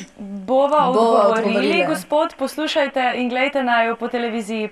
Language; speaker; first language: Slovenian; native; Slovenian